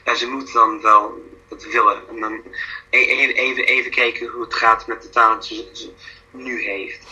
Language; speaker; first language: Dutch; non-native, fluent; English